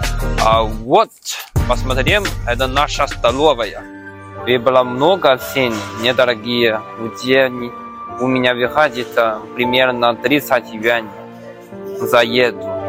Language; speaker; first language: Russian; non-native, learner; Chinese